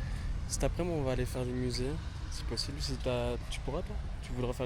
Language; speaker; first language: French; native; French